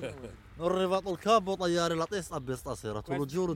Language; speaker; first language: Italian; non-native, learner; Arabic